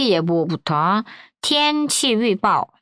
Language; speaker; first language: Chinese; non-native, fluent; Korean